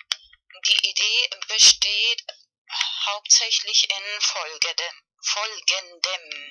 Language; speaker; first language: German; non-native, fluent; Spanish